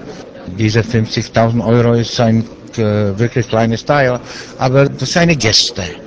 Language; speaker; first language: German; non-native, learner; Czech